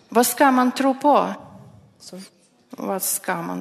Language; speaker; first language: Swedish; non-native, learner; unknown